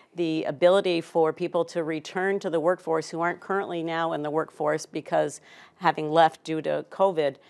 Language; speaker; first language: English; native; English